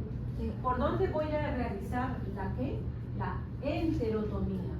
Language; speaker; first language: Spanish; native; Spanish